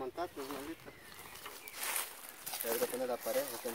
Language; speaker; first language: Spanish; native; Spanish